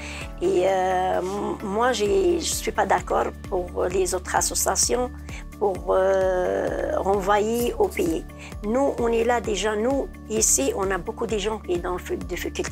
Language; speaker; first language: French; non-native, learner; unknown